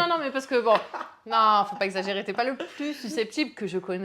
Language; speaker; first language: French; native; French